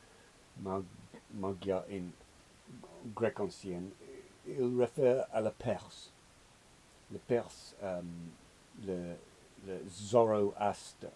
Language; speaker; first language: French; non-native, learner; English